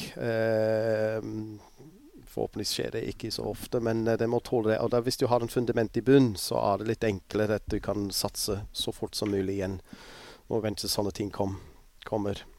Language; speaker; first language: Norwegian; non-native, fluent; English